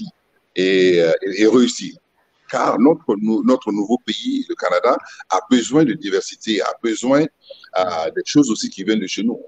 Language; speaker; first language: French; non-native, local second language; Mossi